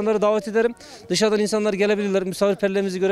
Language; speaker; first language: Turkish; native; Turkish